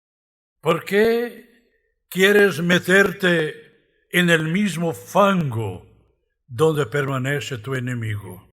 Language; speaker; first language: Spanish; non-native, fluent; Portuguese